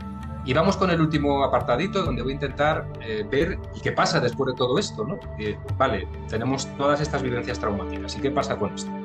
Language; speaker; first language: Spanish; native; Spanish